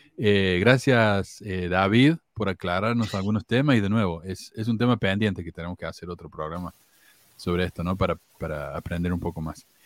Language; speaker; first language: Spanish; native; Spanish